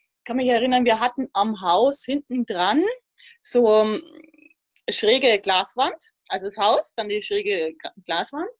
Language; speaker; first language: German; native; German